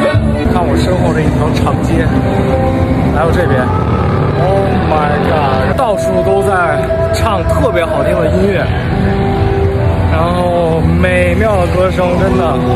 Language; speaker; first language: Chinese; native; Chinese